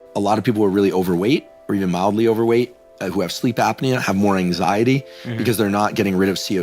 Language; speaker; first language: English; native; English